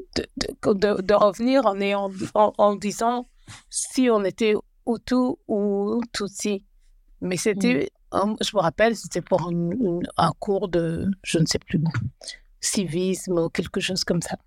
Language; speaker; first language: French; native; French